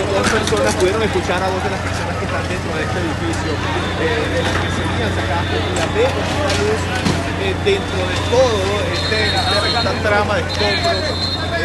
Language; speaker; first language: Spanish; native; Spanish